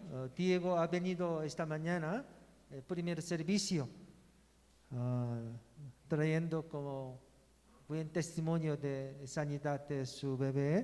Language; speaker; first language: Spanish; non-native, learner; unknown